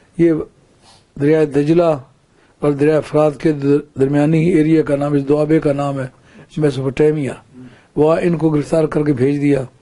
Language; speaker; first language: Urdu; non-native, local second language; Punjabi